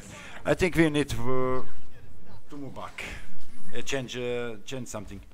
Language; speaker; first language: English; non-native, learner; Bosnian